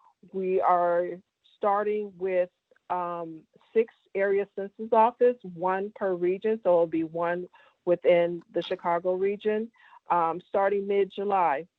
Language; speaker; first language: English; native; English